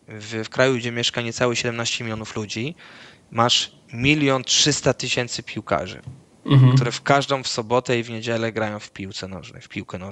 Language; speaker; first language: Polish; early bilingual, other home language; Dutch